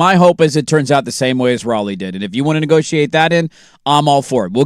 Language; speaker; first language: English; native; English